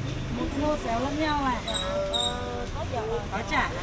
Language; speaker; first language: Vietnamese; native; Vietnamese